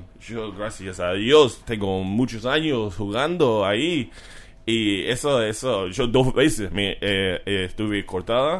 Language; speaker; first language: Spanish; non-native, learner; English